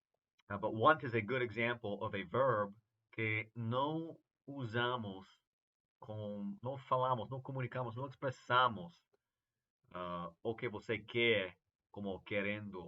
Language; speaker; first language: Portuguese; non-native, fluent; English